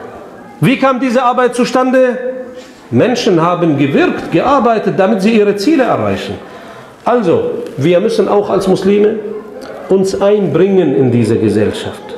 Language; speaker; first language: German; non-native, fluent; Arabic